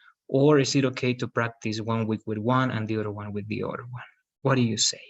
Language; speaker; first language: English; non-native, fluent; Spanish